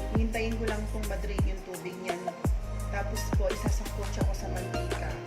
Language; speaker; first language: Filipino; non-native, local second language; Pampanga